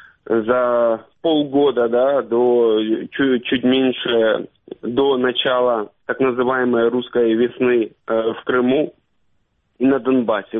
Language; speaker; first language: Russian; native; Russian